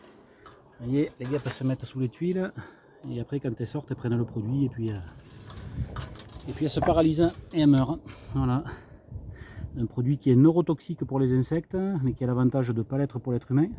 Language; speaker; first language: French; native; French